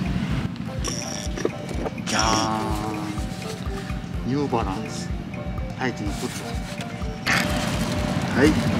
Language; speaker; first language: Japanese; native; Japanese